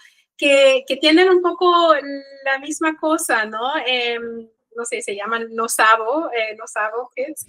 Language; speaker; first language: Spanish; non-native, fluent; Kikuyu